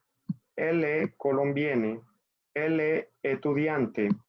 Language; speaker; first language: French; non-native, fluent; Spanish